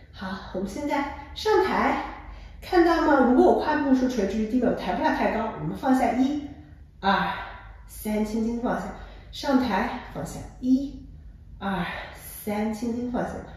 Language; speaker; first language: Chinese; native; Chinese